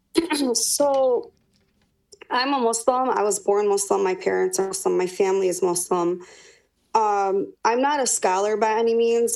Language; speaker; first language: English; native; English